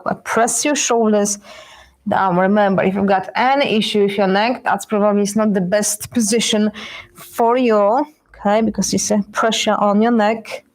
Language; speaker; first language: English; non-native, fluent; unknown